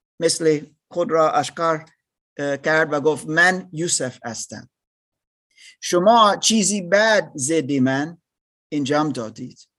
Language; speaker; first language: Persian; non-native, learner; English